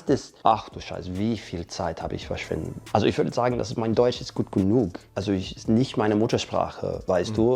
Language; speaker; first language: German; non-native, fluent; English